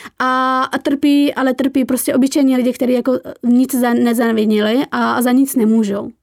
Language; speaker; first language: Czech; early bilingual, other home language; Persian